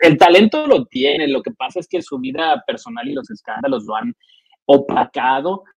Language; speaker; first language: Spanish; native; Spanish